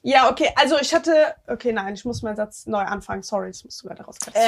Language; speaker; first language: German; early bilingual, other home language; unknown